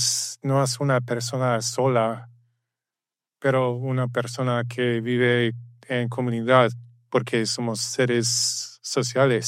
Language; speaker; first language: Spanish; non-native, learner; English